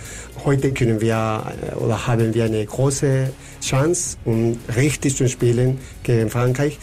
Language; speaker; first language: German; non-native, fluent; Spanish